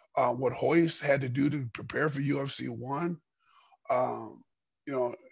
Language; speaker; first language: English; native; English